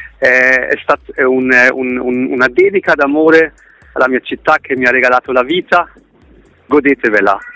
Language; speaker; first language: Italian; early bilingual, heritage; Italian